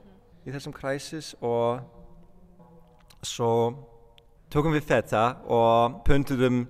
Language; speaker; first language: Icelandic; non-native, fluent; Polish